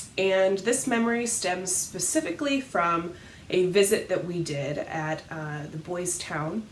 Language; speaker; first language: English; native; English